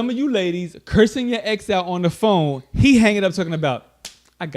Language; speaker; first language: English; native; English